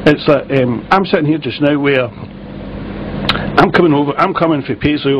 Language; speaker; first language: English; native; English